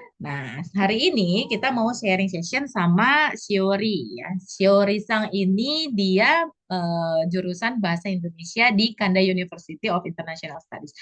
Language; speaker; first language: Indonesian; native; Indonesian